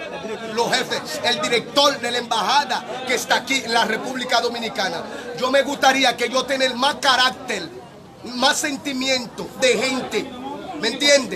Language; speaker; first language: Spanish; non-native, learner; Haitian Creole